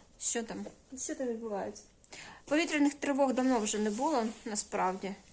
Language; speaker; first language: Ukrainian; non-native, local second language; Russian